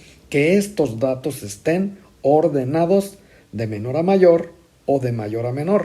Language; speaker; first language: Spanish; native; Spanish